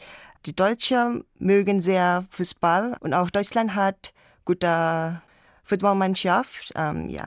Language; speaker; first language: German; non-native, learner; Indonesian